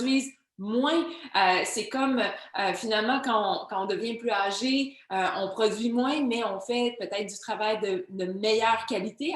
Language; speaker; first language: French; native; French